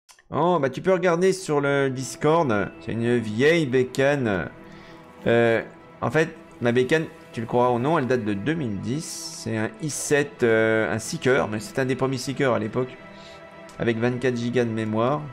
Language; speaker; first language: French; native; French